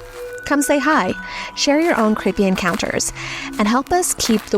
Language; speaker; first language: English; native; English